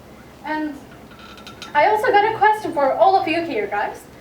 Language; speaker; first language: English; non-native, fluent; Turkish